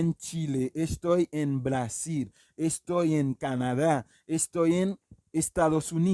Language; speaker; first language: Spanish; non-native, fluent; Haitian Creole